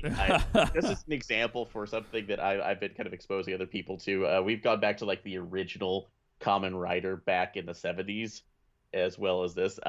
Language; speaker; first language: English; native; English